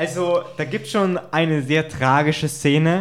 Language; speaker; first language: German; native; German